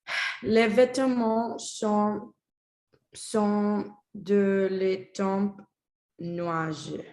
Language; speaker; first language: French; non-native, learner; Spanish